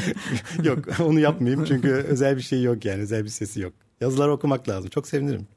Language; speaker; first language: Turkish; early bilingual, heritage; Turkish